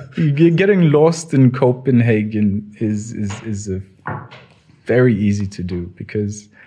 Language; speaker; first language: English; non-native, local second language; Tswana